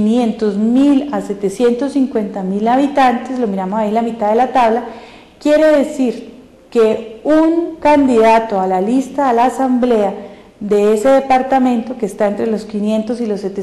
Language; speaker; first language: Spanish; native; Spanish